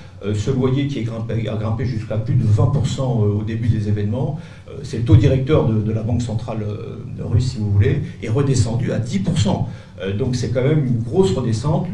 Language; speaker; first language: French; native; French